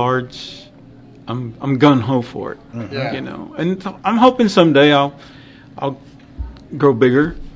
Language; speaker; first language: English; native; English